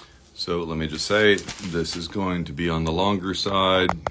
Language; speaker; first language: English; native; English